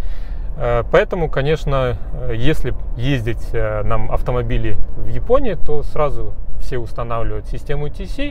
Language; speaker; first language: Russian; native; Russian